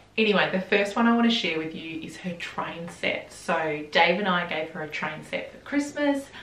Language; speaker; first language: English; native; English